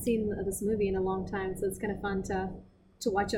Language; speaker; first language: English; non-native, fluent; Russian